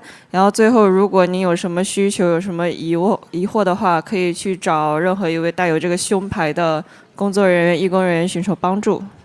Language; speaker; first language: Chinese; native; Chinese